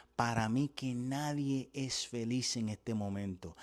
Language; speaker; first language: Spanish; early bilingual, other home language; English